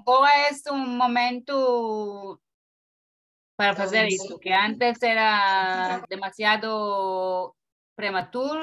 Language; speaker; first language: Portuguese; non-native, learner; Spanish